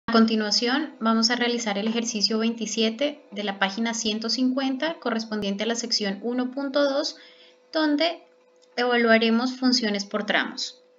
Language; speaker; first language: Spanish; native; Spanish